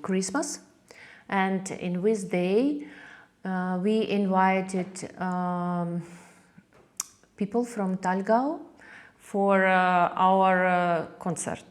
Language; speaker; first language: English; non-native, learner; Russian